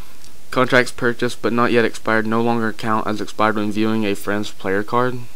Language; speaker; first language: English; native; English